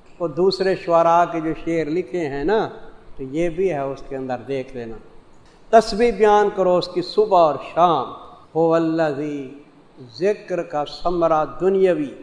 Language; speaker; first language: Urdu; non-native, local second language; Punjabi